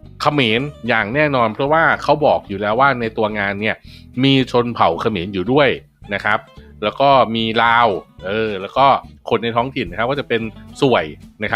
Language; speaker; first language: Thai; native; Thai